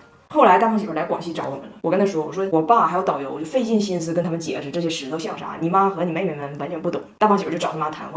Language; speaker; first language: Chinese; native; Chinese